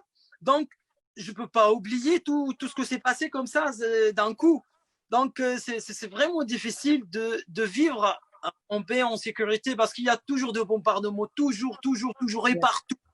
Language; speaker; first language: French; non-native, fluent; Arabic